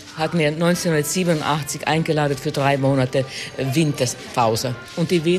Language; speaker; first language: German; non-native, fluent; Finnish